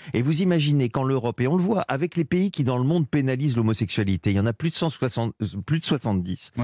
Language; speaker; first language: French; native; French